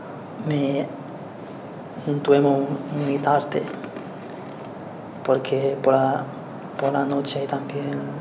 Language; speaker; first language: Spanish; non-native, learner; Chinese